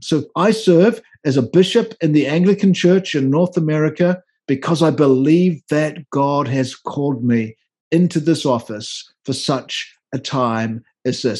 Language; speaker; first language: English; native; English